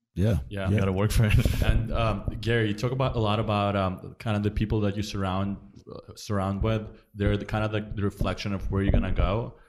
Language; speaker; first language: English; early bilingual, other home language; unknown